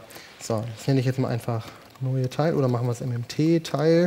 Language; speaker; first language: German; native; German